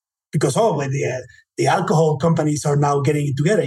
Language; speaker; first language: English; native; English